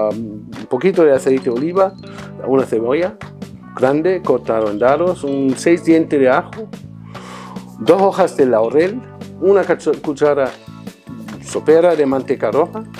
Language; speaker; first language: Spanish; non-native, fluent; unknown